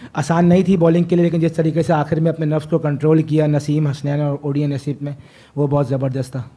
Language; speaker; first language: Urdu; native; Urdu